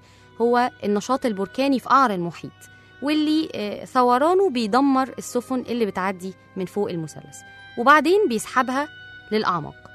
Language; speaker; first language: Arabic; native; Arabic